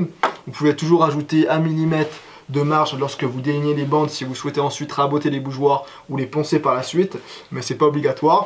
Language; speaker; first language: French; native; French